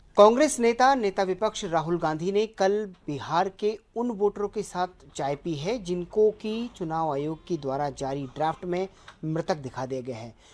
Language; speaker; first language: Hindi; native; Hindi